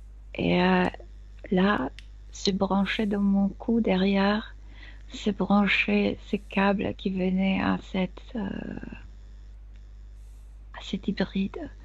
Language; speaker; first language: French; non-native, fluent; Spanish